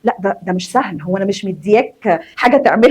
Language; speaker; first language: Arabic; native; Arabic